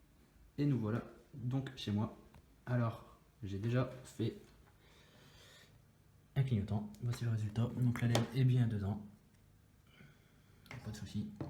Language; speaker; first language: French; native; French